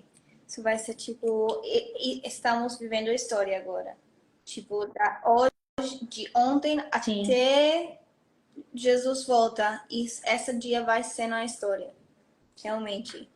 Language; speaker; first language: Portuguese; non-native, fluent; Hebrew